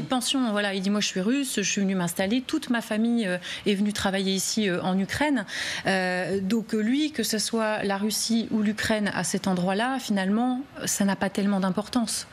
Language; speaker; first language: French; native; French